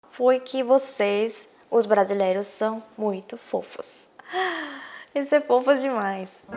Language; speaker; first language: Portuguese; non-native, fluent; Korean